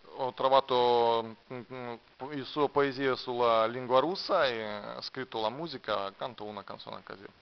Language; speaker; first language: Italian; non-native, learner; Russian